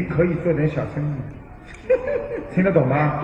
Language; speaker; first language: Chinese; native; Chinese